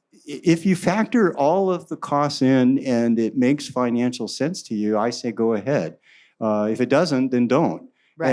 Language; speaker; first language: English; native; English